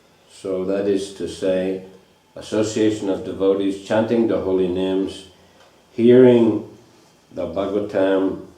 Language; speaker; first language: English; non-native, fluent; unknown